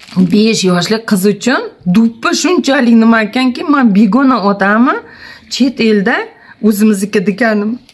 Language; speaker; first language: Uzbek; non-native, local second language; Tatar